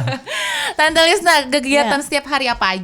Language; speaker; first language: Indonesian; native; Indonesian